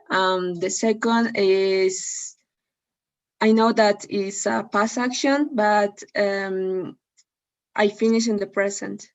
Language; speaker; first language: English; non-native, learner; Spanish